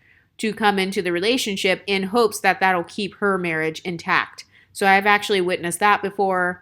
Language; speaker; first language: English; native; English